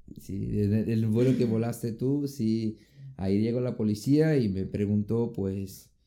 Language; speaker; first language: Spanish; non-native, fluent; Portuguese